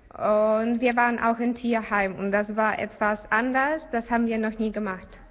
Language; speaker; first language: German; non-native, learner; Polish